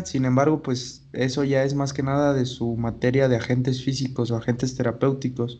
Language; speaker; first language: Spanish; native; Spanish